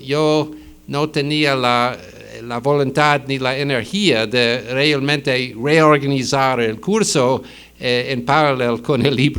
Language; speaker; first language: Spanish; non-native, fluent; English